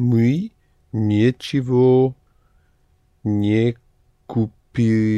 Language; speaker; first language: Russian; non-native, learner; English